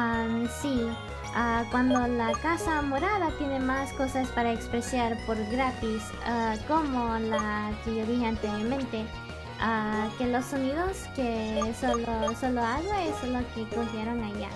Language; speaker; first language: Spanish; early bilingual, heritage; English